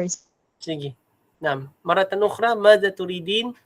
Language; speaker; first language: Arabic; non-native, fluent; Filipino